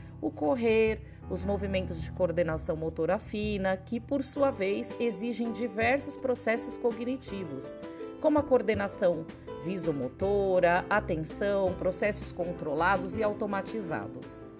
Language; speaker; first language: Portuguese; native; Portuguese